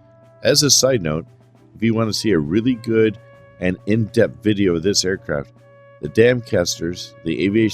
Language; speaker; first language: English; native; English